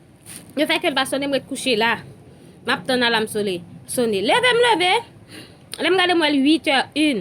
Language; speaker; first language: French; non-native, local second language; Haitian Creole